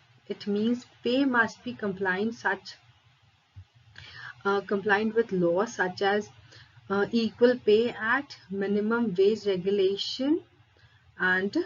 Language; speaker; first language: English; non-native, local second language; Hindi